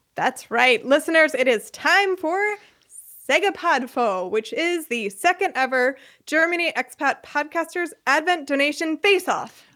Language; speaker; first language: English; native; English